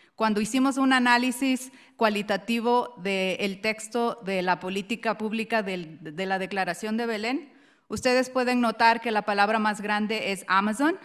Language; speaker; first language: Spanish; native; Spanish